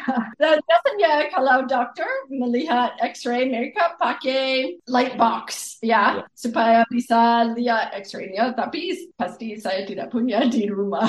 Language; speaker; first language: Indonesian; non-native, fluent; English